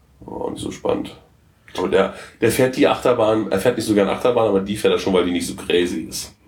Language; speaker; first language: German; native; German